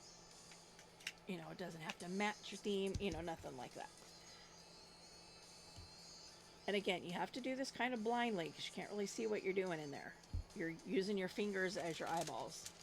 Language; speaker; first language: English; native; English